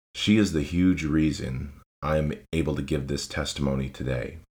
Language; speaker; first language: English; native; English